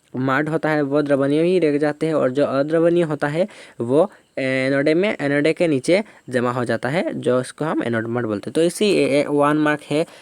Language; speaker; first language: Hindi; non-native, local second language; Bangla